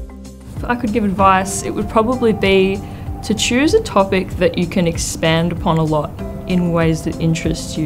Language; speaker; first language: English; native; English